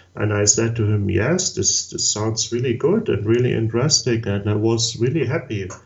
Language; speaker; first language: English; non-native, learner; German